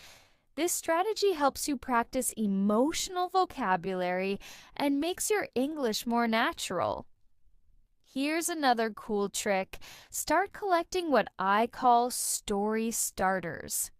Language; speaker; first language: English; non-native, fluent; Spanish